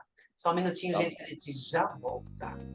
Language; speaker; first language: Portuguese; native; Portuguese